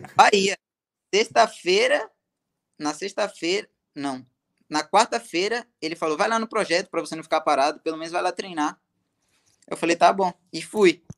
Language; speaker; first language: Portuguese; native; Portuguese